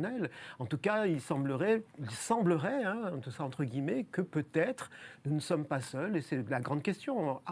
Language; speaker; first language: French; native; French